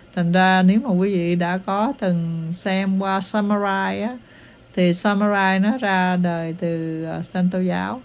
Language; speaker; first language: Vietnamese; early bilingual, heritage; Vietnamese